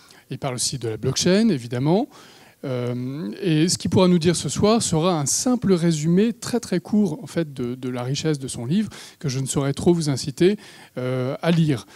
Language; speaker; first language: French; native; French